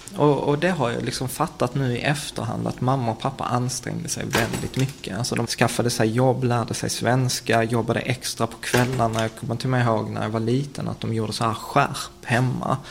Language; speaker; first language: Swedish; early bilingual, other home language; Czech